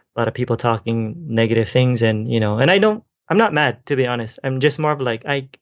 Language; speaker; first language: English; native; English